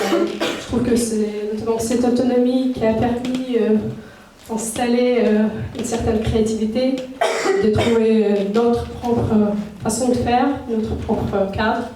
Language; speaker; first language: French; non-native, fluent; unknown